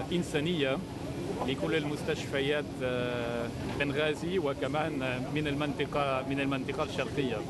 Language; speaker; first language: Arabic; non-native, fluent; French